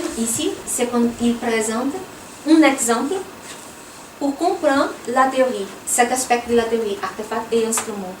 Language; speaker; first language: French; non-native, fluent; Portuguese